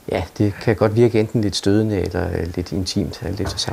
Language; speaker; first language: Danish; native; Danish